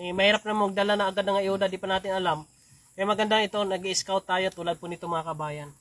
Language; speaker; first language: Filipino; non-native, local second language; Hiligaynon